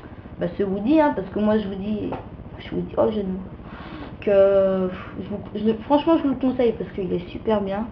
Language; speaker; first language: French; native; French